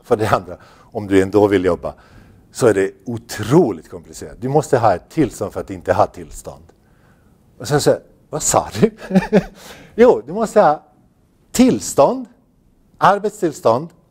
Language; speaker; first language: Swedish; non-native, fluent; Bosnian